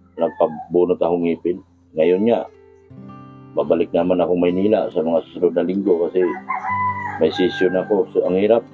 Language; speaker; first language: Filipino; native; Filipino